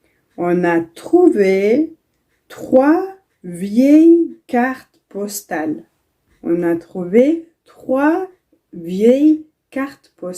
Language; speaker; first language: French; non-native, fluent; Tigrinya